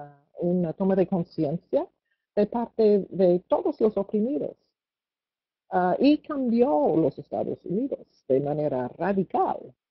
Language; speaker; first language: Spanish; non-native, fluent; English